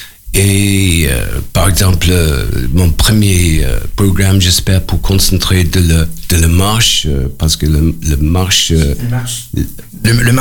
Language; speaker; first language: French; non-native, learner; English